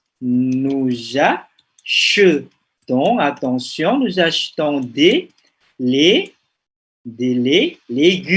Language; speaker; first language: French; non-native, fluent; Indonesian